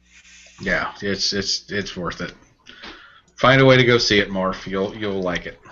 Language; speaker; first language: English; native; English